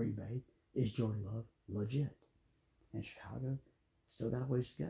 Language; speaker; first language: English; native; English